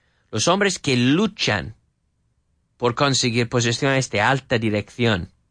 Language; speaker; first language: Spanish; non-native, fluent; English